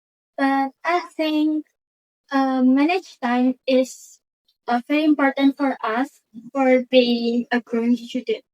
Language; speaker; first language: English; non-native, learner; Indonesian